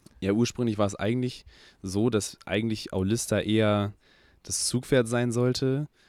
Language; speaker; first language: German; native; German